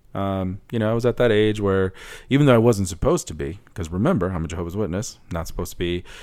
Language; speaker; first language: English; early bilingual, other home language; Spanish